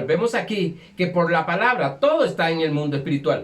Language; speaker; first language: Spanish; native; Spanish